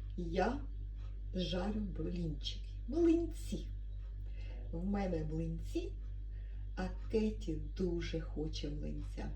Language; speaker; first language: Ukrainian; non-native, local second language; Russian